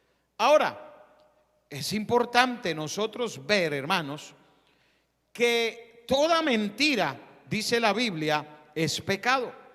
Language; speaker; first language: Spanish; native; Spanish